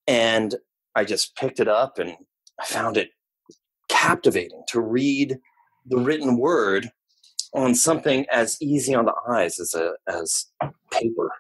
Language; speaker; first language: English; native; English